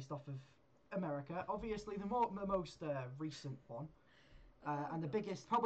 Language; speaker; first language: English; native; English